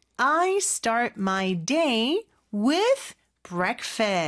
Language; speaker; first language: English; non-native, fluent; Korean